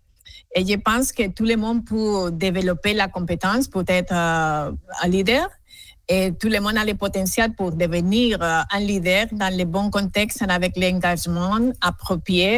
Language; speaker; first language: French; non-native, fluent; Spanish